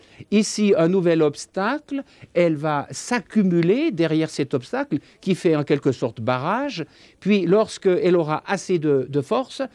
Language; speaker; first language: French; native; French